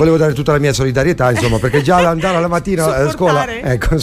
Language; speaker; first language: Italian; native; Italian